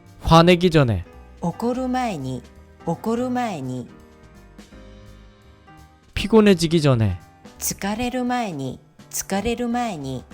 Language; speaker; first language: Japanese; non-native, fluent; Korean